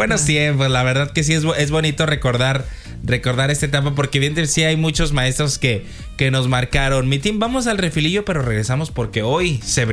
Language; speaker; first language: Spanish; native; Spanish